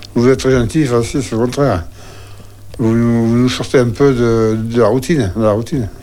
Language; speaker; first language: French; native; French